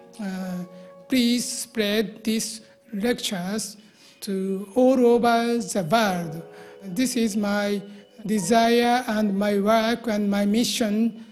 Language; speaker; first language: English; non-native, learner; Japanese